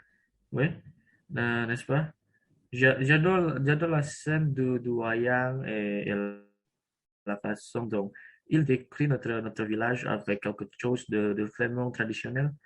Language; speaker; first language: French; non-native, learner; Indonesian